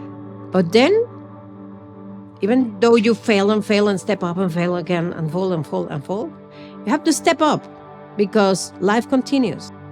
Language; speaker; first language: English; non-native, fluent; Spanish